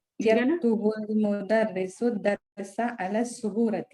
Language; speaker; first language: Arabic; non-native, learner; Urdu